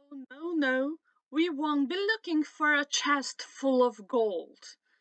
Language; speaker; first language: English; non-native, fluent; Slovenian